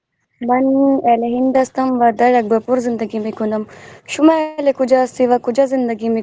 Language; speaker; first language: Persian; non-native, learner; Urdu